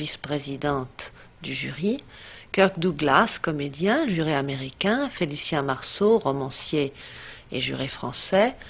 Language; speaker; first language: French; native; French